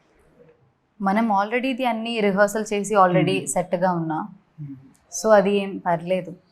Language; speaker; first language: Telugu; non-native, learner; Malayalam